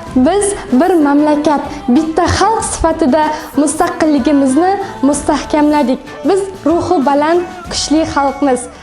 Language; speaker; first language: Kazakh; non-native, local second language; Uzbek